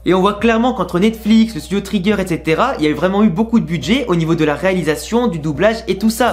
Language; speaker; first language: French; native; French